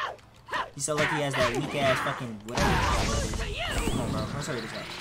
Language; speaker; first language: English; native; English